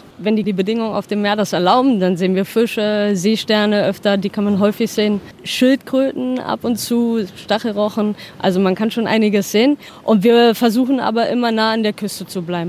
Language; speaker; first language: German; native; German